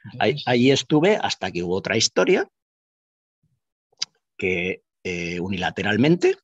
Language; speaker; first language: Spanish; native; Spanish